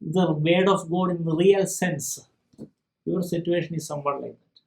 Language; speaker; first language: English; non-native, local second language; Malayalam